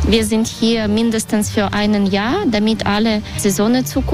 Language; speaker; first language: German; non-native, learner; Russian